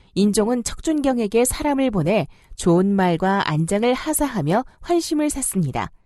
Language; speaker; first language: Korean; native; Korean